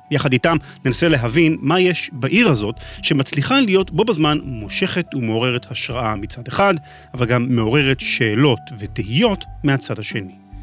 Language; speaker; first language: Hebrew; native; Hebrew